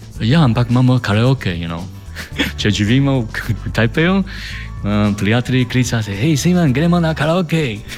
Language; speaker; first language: Slovenian; non-native, learner; Chinese